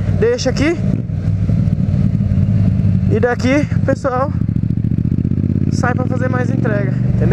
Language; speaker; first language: Portuguese; native; Portuguese